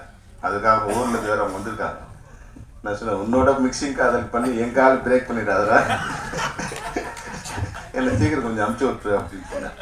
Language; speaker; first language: Tamil; native; Tamil